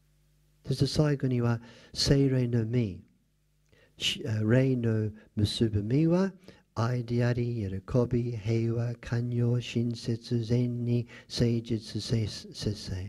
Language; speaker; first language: Japanese; non-native, fluent; English